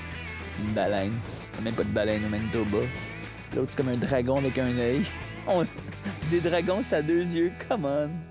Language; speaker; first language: French; native; French